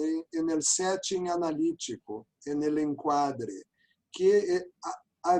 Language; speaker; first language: Spanish; non-native, learner; Portuguese